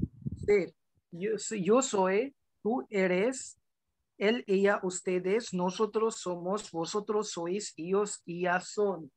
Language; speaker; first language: Spanish; non-native, learner; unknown